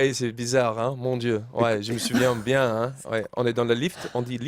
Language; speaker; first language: French; non-native, learner; English